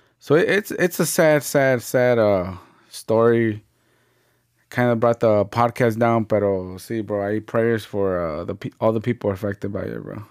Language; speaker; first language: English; early bilingual, other home language; Spanish